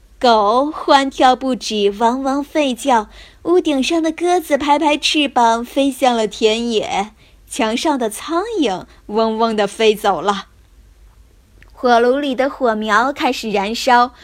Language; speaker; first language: Chinese; native; Chinese